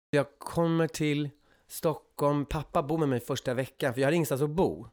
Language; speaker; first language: Swedish; native; Swedish